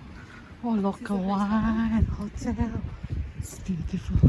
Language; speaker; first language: English; non-native, learner; Indonesian